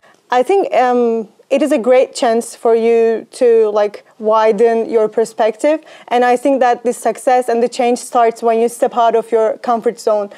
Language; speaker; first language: English; non-native, fluent; Turkish